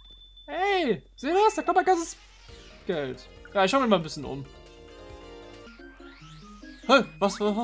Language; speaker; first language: German; native; German